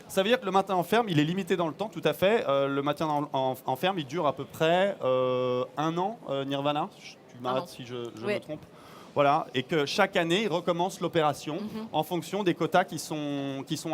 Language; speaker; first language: French; native; French